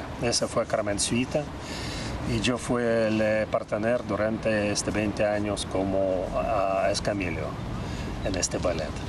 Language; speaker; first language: Spanish; non-native, learner; Russian